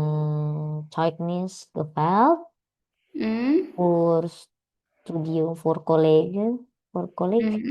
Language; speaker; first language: German; non-native, learner; Indonesian